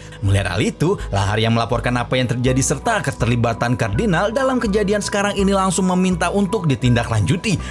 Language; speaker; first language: Indonesian; native; Indonesian